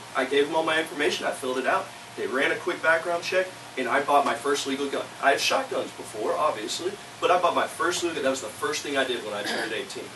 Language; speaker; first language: English; native; English